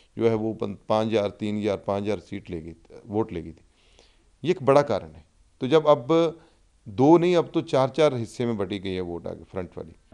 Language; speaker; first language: Hindi; non-native, local second language; Punjabi